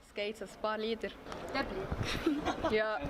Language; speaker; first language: German; non-native, learner; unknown